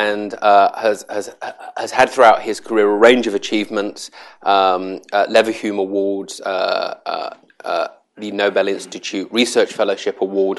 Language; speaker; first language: English; native; English